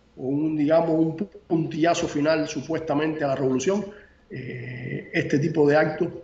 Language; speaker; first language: Spanish; native; Spanish